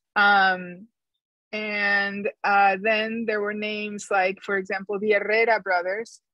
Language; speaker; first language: English; non-native, fluent; Spanish